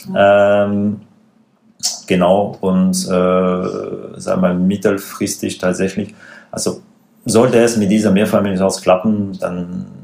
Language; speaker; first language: German; non-native, fluent; French